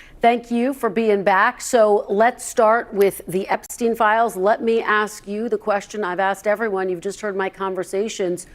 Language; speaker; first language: English; native; English